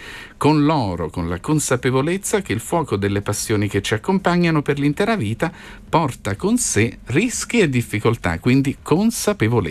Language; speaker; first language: Italian; native; Italian